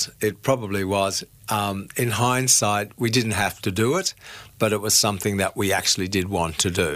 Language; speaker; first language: English; native; English